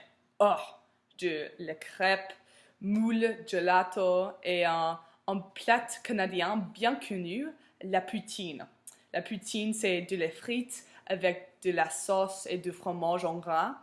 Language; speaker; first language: French; non-native, learner; English